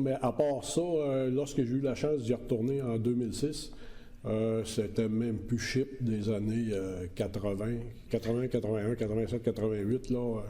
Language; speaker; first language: French; native; French